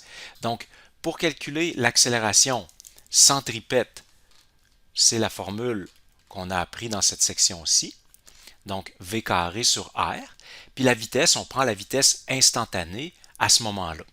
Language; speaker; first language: French; native; French